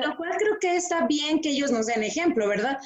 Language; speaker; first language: Spanish; native; Spanish